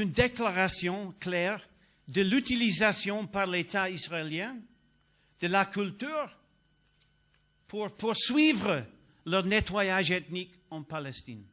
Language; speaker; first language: French; non-native, learner; English